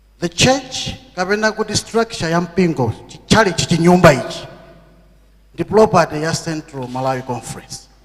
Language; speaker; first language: Nyanja; native; Nyanja